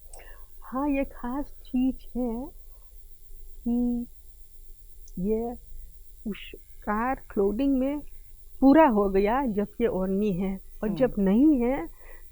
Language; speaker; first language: Hindi; early bilingual, heritage; Dutch